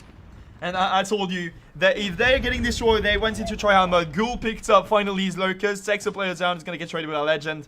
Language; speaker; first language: English; non-native, fluent; French